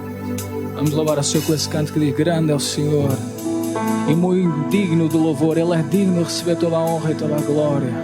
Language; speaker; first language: Portuguese; native; Portuguese